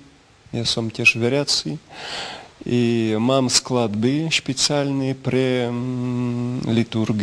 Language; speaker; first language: Slovak; non-native, learner; Russian